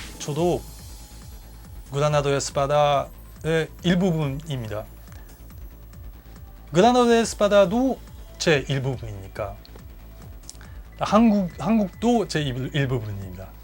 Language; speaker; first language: Korean; non-native, learner; Japanese